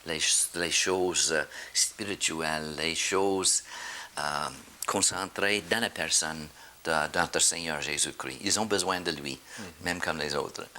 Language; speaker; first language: French; non-native, fluent; English